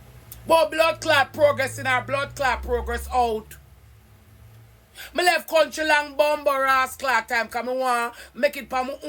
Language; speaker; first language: English; non-native, local second language; Jamaican Creole English